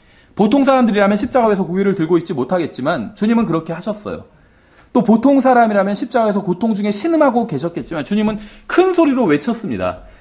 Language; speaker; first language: Korean; native; Korean